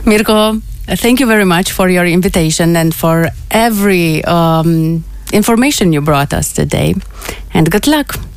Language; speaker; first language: English; non-native, fluent; Romanian